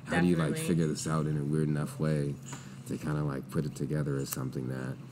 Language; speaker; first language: English; native; English